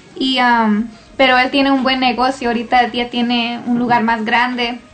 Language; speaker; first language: Spanish; early bilingual, heritage; Spanish